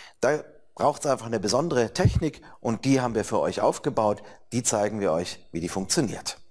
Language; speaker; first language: German; native; German